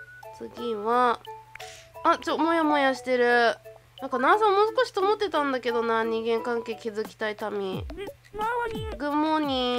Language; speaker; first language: Japanese; native; Japanese